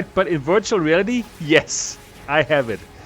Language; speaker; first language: English; non-native, fluent; German